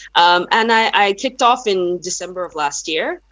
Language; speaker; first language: English; non-native, local second language; Yoruba